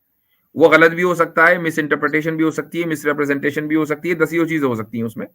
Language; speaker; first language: Hindi; native; Hindi